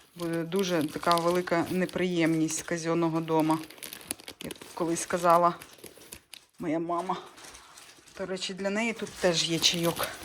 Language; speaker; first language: Ukrainian; non-native, local second language; Russian